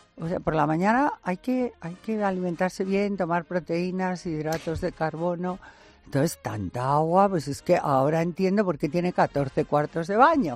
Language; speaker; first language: Spanish; native; Spanish